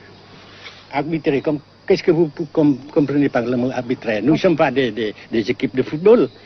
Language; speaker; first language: French; non-native, fluent; Vietnamese